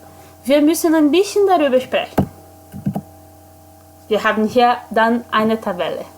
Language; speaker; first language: German; non-native, fluent; Portuguese